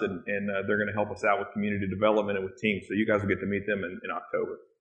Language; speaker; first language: English; native; English